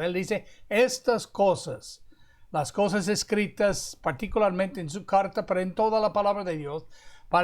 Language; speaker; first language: Spanish; non-native, fluent; English